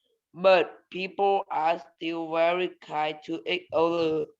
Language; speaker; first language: English; non-native, learner; Vietnamese